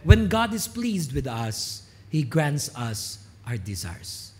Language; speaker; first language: English; non-native, local second language; Filipino